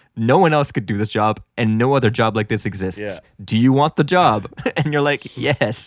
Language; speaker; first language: English; non-native, local second language; French